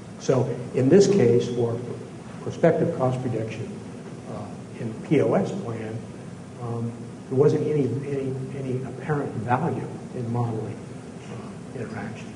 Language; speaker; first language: English; native; English